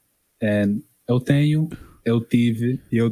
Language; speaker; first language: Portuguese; non-native, learner; English